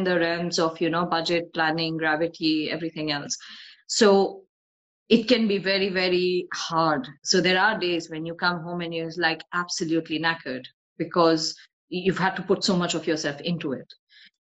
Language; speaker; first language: English; non-native, local second language; Bangla